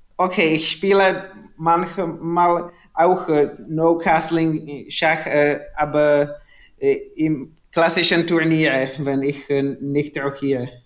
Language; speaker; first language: German; non-native, learner; Czech